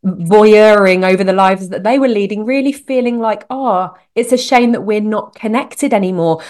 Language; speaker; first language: English; native; English